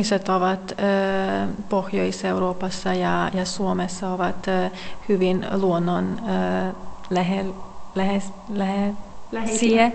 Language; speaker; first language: Finnish; non-native, learner; Hungarian